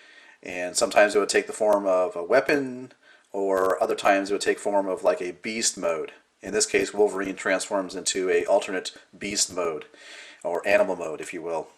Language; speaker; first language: English; native; English